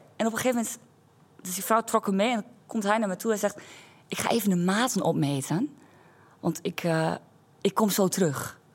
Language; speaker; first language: Dutch; native; Dutch